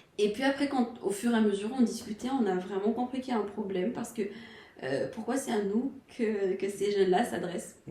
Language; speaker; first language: French; non-native, local second language; Malagasy